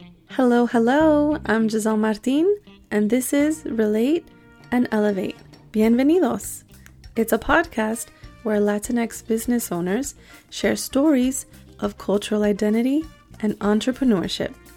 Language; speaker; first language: English; early bilingual, other home language; Spanish